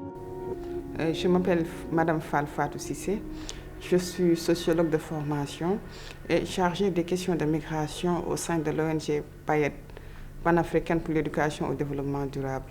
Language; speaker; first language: French; non-native, local second language; Wolof